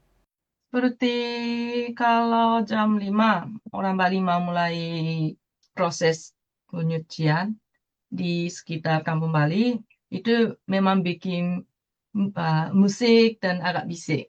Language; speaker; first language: Indonesian; non-native, fluent; Japanese